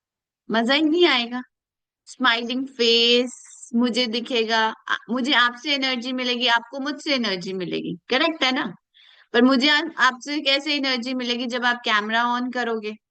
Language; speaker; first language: Hindi; native; Hindi